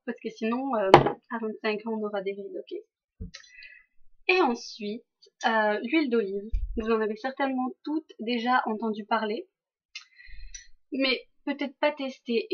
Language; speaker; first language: French; native; French